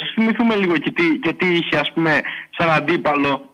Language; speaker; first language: Greek; native; Greek